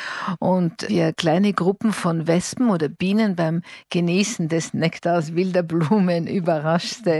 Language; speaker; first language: German; native; German